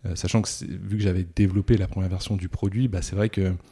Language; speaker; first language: French; native; French